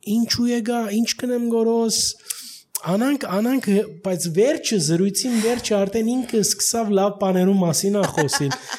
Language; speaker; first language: Armenian; early bilingual, heritage; Armenian